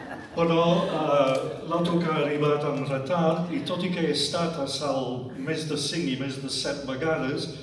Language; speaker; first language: Catalan; non-native, fluent; English